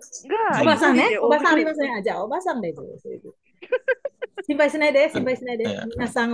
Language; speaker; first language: Japanese; non-native, learner; Indonesian